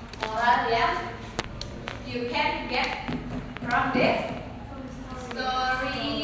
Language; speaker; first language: English; non-native, learner; Indonesian